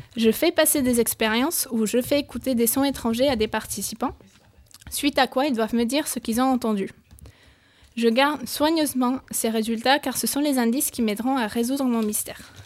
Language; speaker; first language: French; non-native, fluent; Spanish